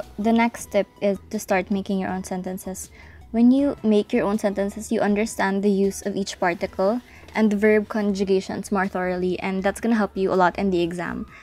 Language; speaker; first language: English; non-native, local second language; Filipino